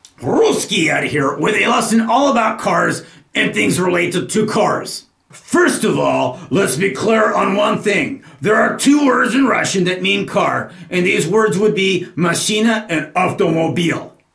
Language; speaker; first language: English; native; English